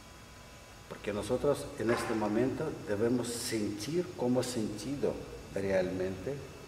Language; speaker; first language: Spanish; non-native, learner; Russian